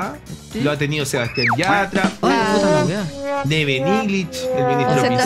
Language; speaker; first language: Spanish; native; Spanish